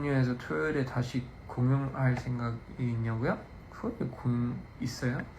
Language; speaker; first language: Korean; early bilingual, heritage; Korean